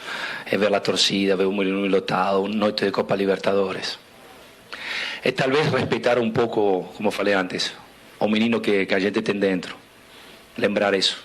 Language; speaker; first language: Portuguese; non-native, fluent; Spanish